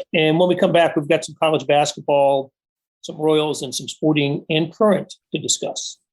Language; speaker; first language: English; native; English